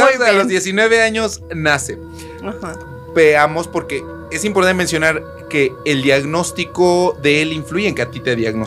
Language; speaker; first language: Spanish; native; Spanish